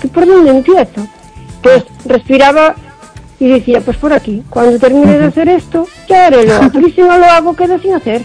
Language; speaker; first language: Spanish; native; Spanish